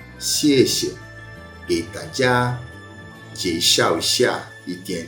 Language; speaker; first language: Chinese; non-native, learner; Portuguese